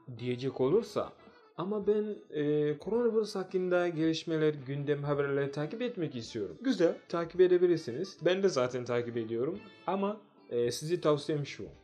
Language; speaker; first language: Turkish; non-native, fluent; Swahili